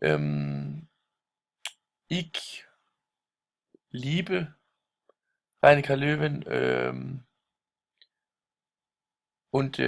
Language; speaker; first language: German; non-native, learner; Danish